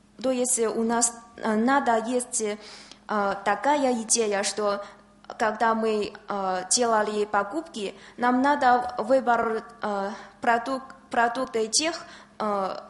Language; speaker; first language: Russian; non-native, learner; Chinese